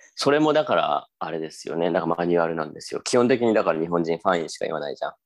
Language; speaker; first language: Japanese; native; Japanese